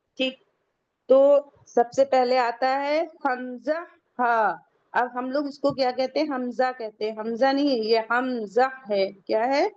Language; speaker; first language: Urdu; native; Urdu